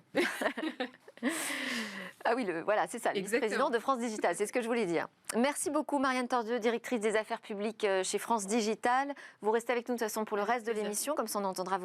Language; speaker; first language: French; native; French